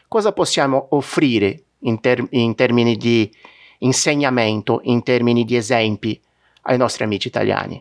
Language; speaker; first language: Italian; non-native, fluent; Portuguese